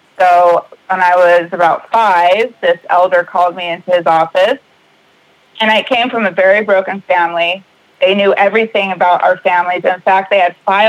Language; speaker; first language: English; native; English